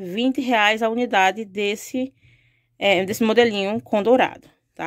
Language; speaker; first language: Portuguese; native; Portuguese